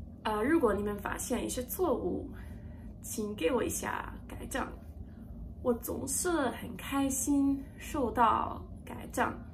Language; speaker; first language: Chinese; non-native, learner; English